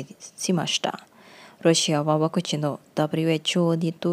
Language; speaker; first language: Japanese; non-native, fluent; Indonesian